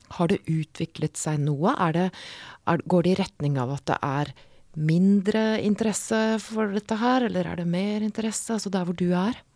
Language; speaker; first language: Norwegian; native; Norwegian